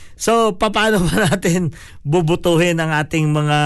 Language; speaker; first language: Filipino; non-native, local second language; Hiligaynon